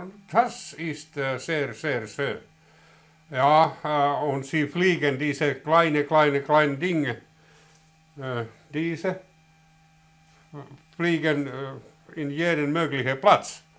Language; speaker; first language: German; non-native, learner; Finnish